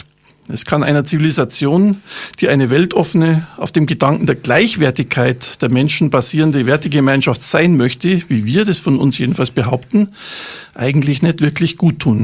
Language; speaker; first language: German; native; German